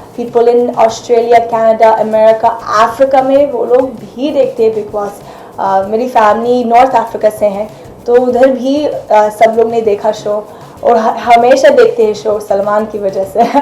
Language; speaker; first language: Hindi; non-native, fluent; Arabic